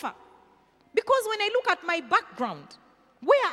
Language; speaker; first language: English; non-native, local second language; Nyankole